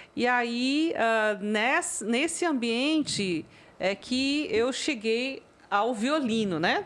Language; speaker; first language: Portuguese; early bilingual, other home language; Chinese